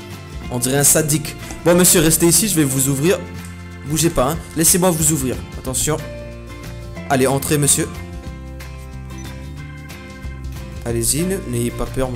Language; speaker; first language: French; native; French